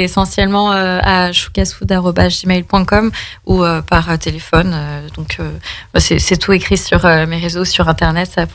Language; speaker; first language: French; native; French